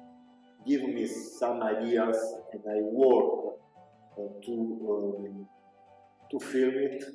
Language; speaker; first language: English; non-native, local second language; Italian